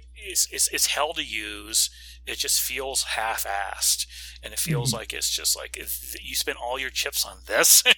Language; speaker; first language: English; native; English